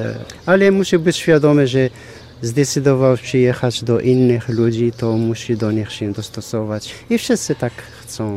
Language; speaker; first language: Polish; non-native, fluent; Arabic